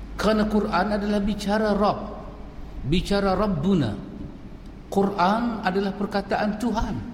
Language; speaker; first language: Malay; native; Malay